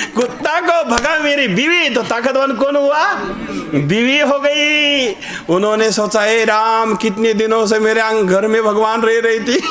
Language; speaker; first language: Hindi; non-native, local second language; Marathi